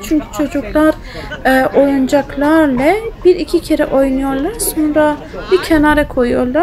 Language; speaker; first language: Turkish; early bilingual, heritage; Turkish